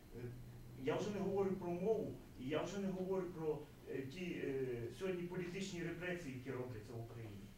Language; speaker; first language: Ukrainian; native; Ukrainian